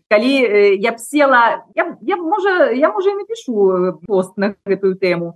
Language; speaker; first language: Belarusian; non-native, local second language; Russian